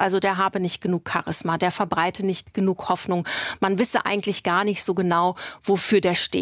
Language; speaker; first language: German; native; German